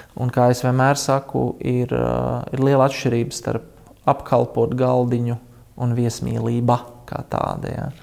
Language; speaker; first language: Latvian; native; Latvian